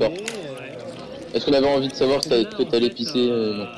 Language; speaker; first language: French; native; French